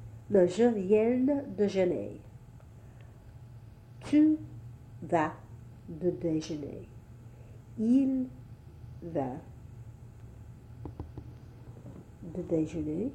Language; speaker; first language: French; non-native, learner; English